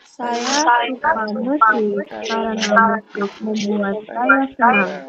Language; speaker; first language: Indonesian; non-native, learner; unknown